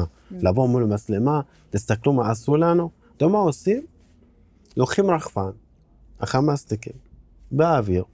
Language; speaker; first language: Hebrew; non-native, local second language; Arabic